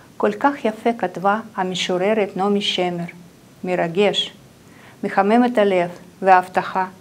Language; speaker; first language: Hebrew; non-native, fluent; Russian